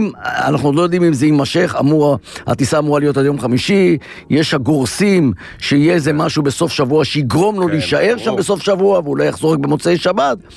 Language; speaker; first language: Hebrew; native; Hebrew